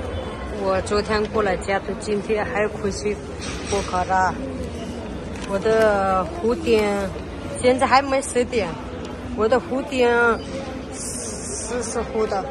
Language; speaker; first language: Chinese; non-native, learner; Nepali